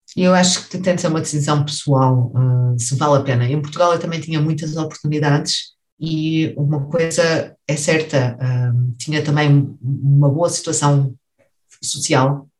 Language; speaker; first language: Portuguese; native; Portuguese